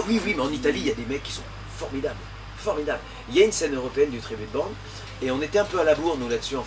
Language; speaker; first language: French; native; French